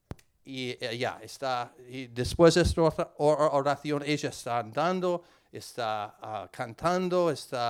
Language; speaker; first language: Spanish; non-native, learner; English